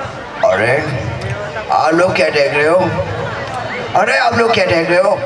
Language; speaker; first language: Hindi; non-native, local second language; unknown